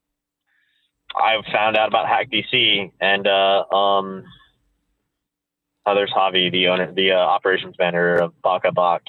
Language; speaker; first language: English; native; English